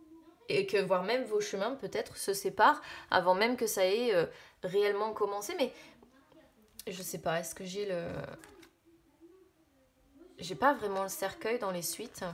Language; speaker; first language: French; native; French